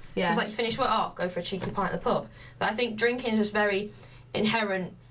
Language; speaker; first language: English; native; English